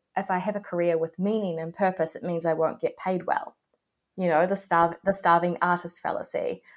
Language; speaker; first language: English; native; English